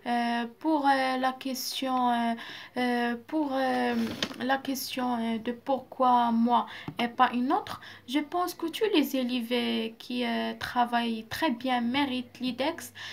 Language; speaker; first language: French; non-native, local second language; Arabic